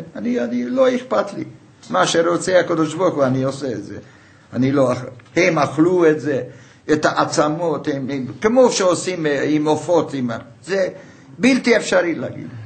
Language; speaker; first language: Hebrew; non-native, fluent; Hungarian